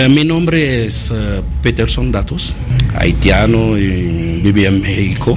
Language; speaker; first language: Spanish; non-native, learner; Haitian Creole